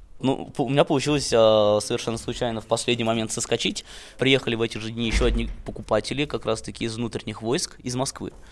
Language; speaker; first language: Russian; native; Russian